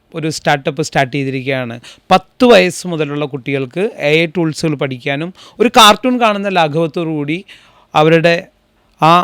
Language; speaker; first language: Malayalam; native; Malayalam